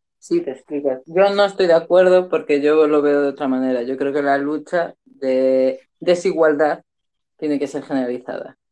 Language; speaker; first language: Spanish; native; Spanish